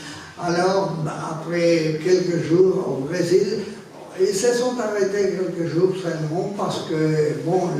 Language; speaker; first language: French; non-native, fluent; Spanish